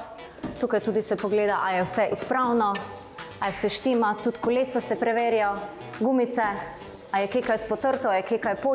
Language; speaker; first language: Slovenian; native; Slovenian